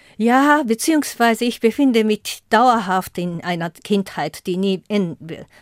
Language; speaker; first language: German; non-native, fluent; Japanese